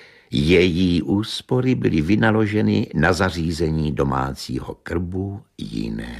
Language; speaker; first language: Czech; native; Czech